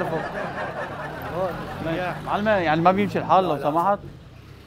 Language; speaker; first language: Arabic; native; Arabic